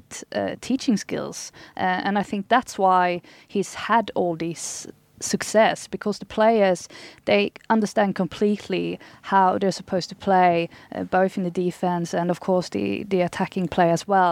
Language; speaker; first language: English; non-native, fluent; Swedish